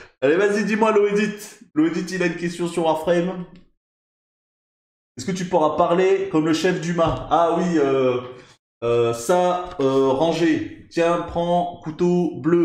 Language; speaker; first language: French; native; French